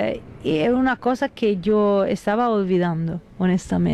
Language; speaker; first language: Spanish; non-native, fluent; Italian